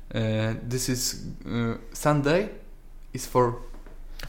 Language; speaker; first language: English; non-native, learner; Polish